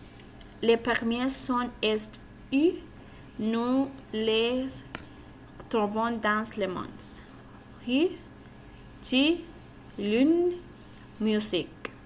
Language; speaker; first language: French; non-native, learner; Spanish